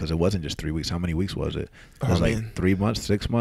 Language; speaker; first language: English; native; English